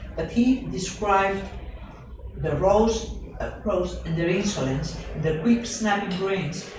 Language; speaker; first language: English; non-native, fluent; Spanish